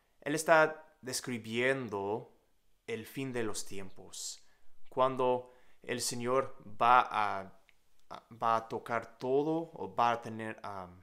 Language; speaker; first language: Spanish; non-native, learner; English